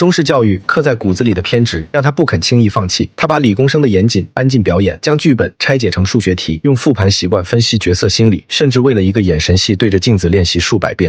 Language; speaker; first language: Chinese; native; Chinese